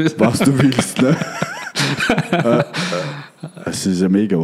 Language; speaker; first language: German; native; German